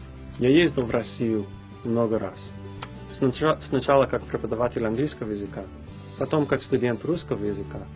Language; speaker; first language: Russian; non-native, fluent; English